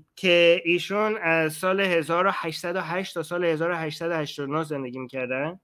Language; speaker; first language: Persian; native; Persian